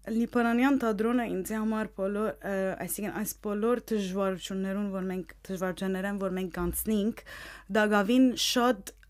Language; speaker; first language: Armenian; early bilingual, heritage; Armenian